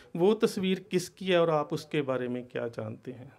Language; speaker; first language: Hindi; non-native, local second language; Punjabi